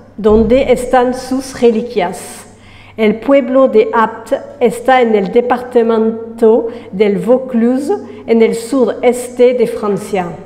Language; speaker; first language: Spanish; non-native, fluent; French